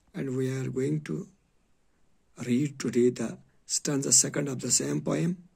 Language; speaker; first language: English; non-native, local second language; Urdu